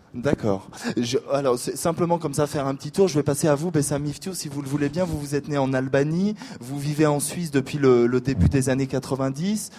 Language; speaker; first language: French; native; French